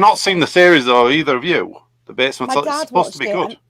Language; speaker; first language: English; native; English